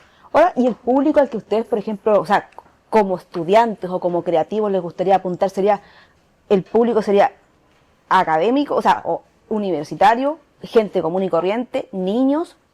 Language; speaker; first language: Spanish; native; Spanish